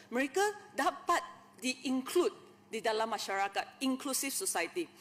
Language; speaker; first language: Malay; non-native, local second language; Chinese